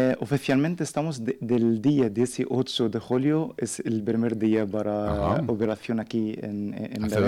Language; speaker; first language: Spanish; non-native, learner; Arabic